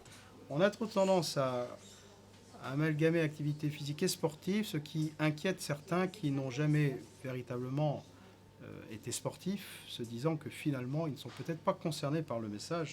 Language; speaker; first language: French; native; French